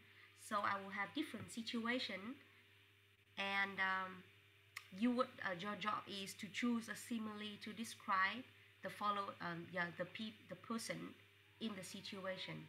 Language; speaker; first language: English; non-native, fluent; Vietnamese